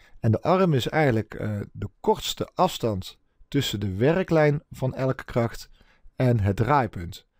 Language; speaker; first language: Dutch; native; Dutch